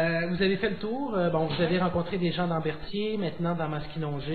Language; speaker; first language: French; native; French